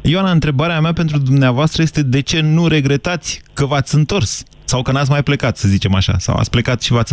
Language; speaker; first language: Romanian; native; Romanian